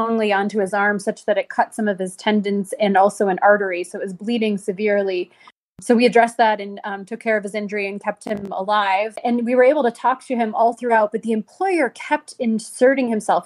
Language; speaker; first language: English; native; English